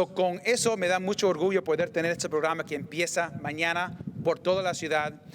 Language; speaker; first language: Spanish; early bilingual, other home language; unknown